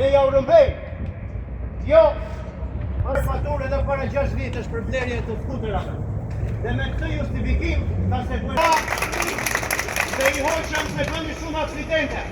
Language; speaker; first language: Albanian; native; Albanian